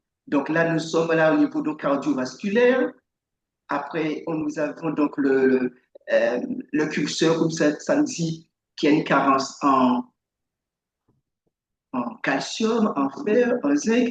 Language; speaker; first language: French; native; French